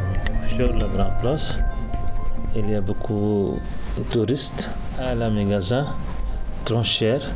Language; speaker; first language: French; non-native, learner; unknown